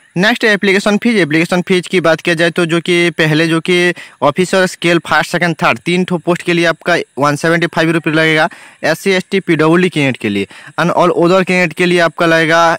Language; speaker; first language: Hindi; non-native, local second language; Bangla